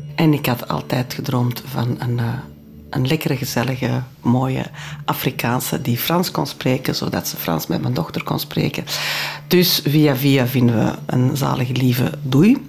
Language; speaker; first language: Dutch; non-native, local second language; French